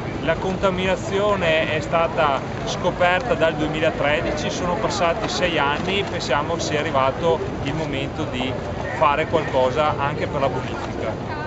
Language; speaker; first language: Italian; native; Italian